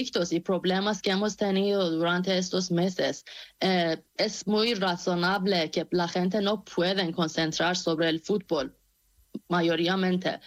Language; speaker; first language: Spanish; non-native, fluent; Persian